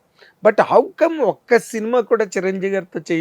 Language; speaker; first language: Telugu; native; Telugu